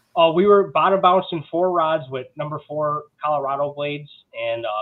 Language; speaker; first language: English; native; English